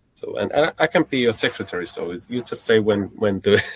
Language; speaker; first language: English; non-native, fluent; Finnish